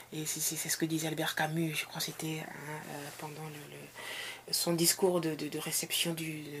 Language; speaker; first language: French; non-native, local second language; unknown